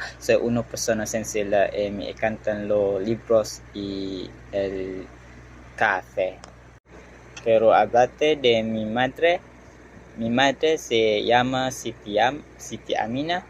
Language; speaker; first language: Spanish; non-native, learner; Malay